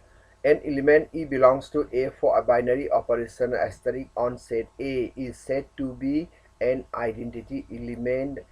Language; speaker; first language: English; non-native, local second language; Manipuri